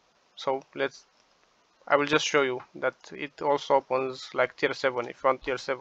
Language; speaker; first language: English; non-native, fluent; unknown